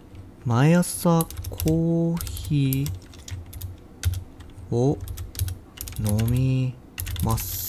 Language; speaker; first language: Japanese; non-native, learner; English